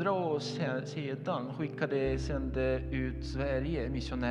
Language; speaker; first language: Swedish; non-native, fluent; Portuguese